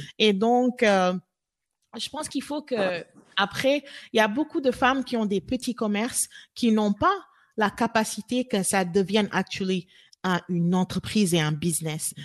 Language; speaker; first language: French; non-native, local second language; Wolof